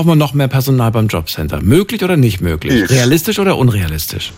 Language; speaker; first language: German; native; German